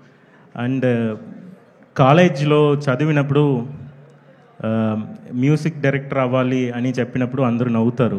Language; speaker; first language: Telugu; non-native, fluent; Tamil